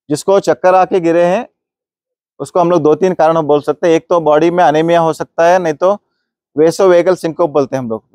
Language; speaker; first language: Hindi; non-native, local second language; Kannada